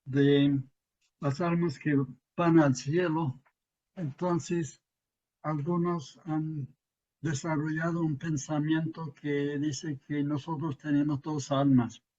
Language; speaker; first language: Spanish; non-native, fluent; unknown